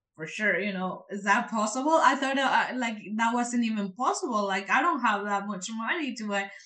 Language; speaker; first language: English; non-native, fluent; Spanish